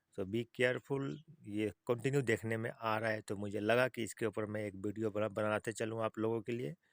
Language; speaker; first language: Hindi; native; Hindi